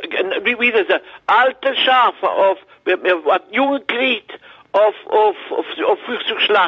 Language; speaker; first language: German; non-native, learner; French